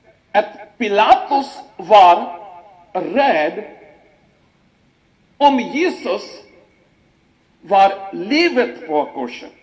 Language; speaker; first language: Swedish; non-native, fluent; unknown